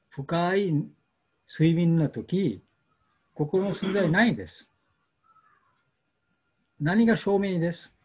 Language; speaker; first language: Japanese; non-native, learner; Bangla